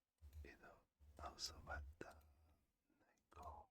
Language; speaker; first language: Basque; non-native, learner; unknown